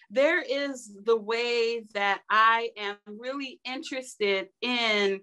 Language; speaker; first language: English; native; English